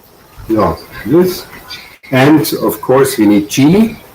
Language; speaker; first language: English; non-native, learner; German